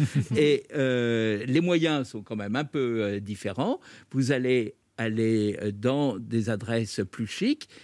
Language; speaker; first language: French; native; French